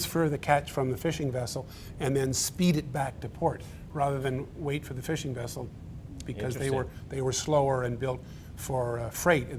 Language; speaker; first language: English; native; English